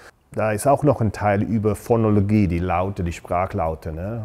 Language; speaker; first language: German; non-native, fluent; English